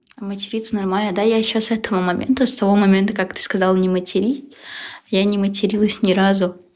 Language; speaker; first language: Russian; non-native, local second language; Uzbek